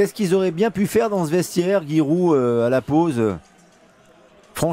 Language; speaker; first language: French; native; French